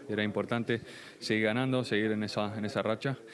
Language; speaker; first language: Spanish; native; Spanish